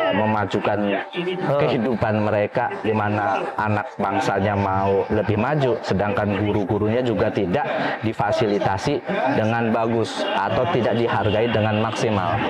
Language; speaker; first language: Indonesian; native; Indonesian